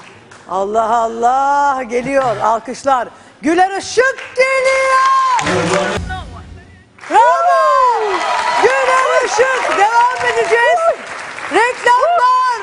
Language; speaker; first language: Turkish; native; Turkish